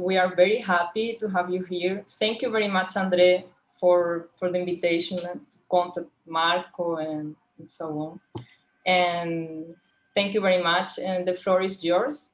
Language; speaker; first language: English; non-native, fluent; Portuguese